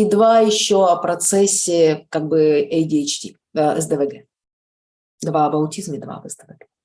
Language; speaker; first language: Russian; native; Russian